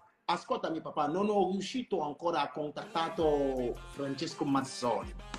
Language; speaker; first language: Italian; non-native, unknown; French